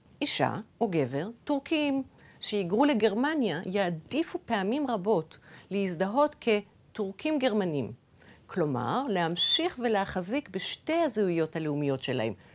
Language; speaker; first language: Hebrew; early bilingual, other home language; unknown